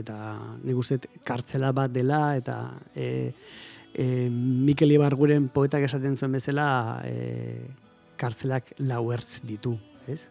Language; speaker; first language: Basque; native; Basque